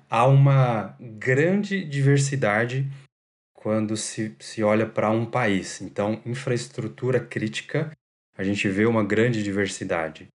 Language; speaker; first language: Portuguese; native; Portuguese